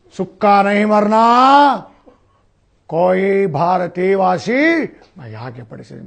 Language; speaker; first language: Hindi; non-native, local second language; Telugu